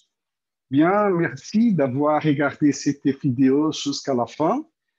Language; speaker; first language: French; non-native, fluent; Portuguese